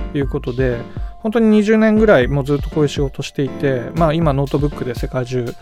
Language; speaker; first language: Japanese; native; Japanese